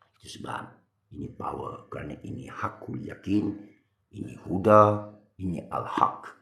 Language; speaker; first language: Malay; non-native, local second language; Min Nan Chinese